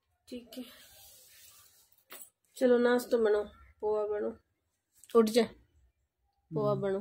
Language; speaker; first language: Hindi; native; Hindi